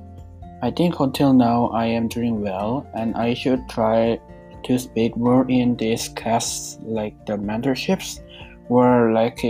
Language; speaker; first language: English; non-native, learner; Korean